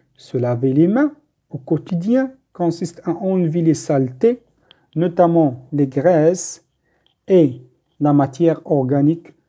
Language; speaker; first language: French; non-native, local second language; Arabic